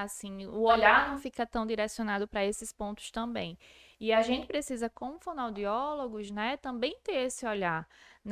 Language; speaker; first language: Portuguese; native; Portuguese